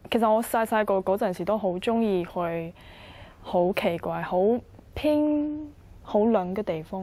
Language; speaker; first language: Cantonese; non-native, fluent; Chinese